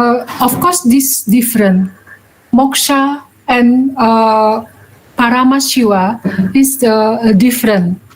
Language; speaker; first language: English; non-native, learner; Balinese